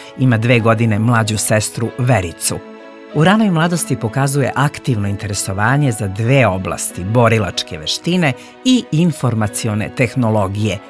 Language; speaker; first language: Serbian; native; Serbian